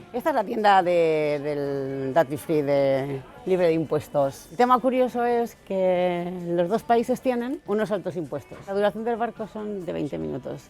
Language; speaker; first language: Spanish; native; Spanish